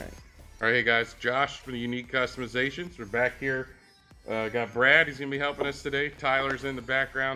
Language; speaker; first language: English; native; English